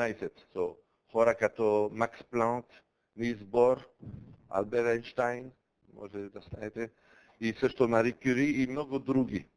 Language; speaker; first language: Bulgarian; non-native, learner; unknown